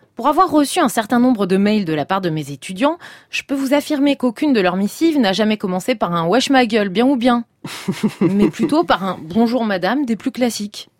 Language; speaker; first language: French; native; French